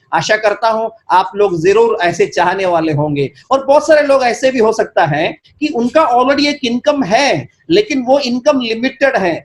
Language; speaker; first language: Hindi; non-native, local second language; Malayalam